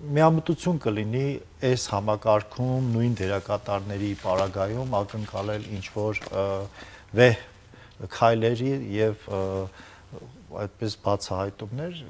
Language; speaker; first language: Armenian; native; Armenian